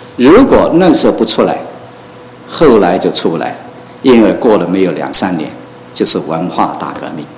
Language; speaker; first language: Chinese; non-native, local second language; Cantonese